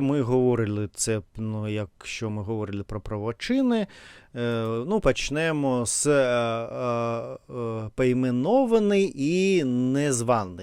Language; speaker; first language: Ukrainian; non-native, learner; Russian